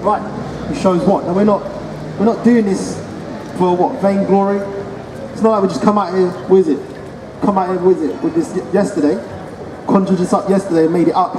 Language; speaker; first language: English; native; English